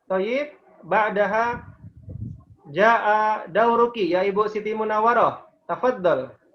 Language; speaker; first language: Arabic; non-native, fluent; Indonesian